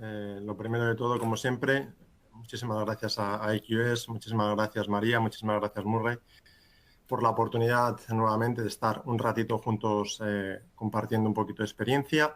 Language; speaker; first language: Spanish; native; Spanish